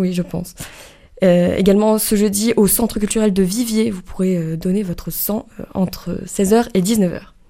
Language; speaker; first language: French; native; French